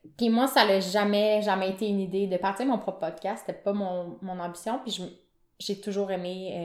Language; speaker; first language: French; native; French